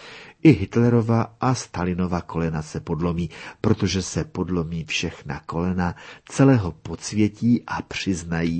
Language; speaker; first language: Czech; native; Czech